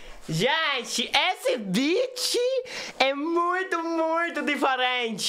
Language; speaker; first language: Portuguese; non-native, learner; English